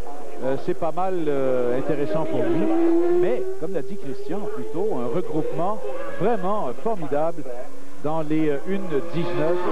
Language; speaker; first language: French; native; French